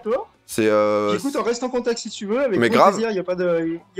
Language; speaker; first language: French; native; French